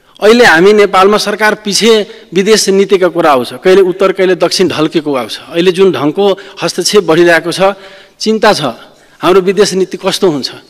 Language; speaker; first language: Nepali; non-native, local second language; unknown